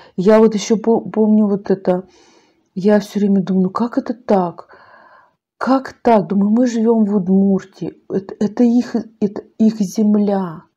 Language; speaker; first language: Russian; native; Russian